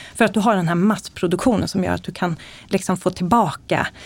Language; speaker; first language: Swedish; native; Swedish